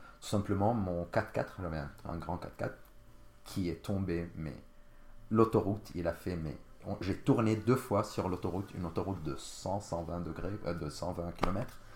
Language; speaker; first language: French; non-native, local second language; Arabic